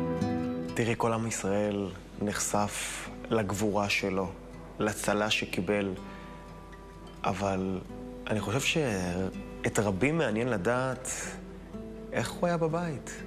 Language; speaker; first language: Hebrew; native; Hebrew